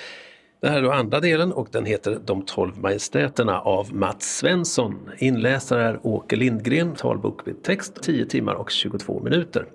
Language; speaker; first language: Swedish; native; Swedish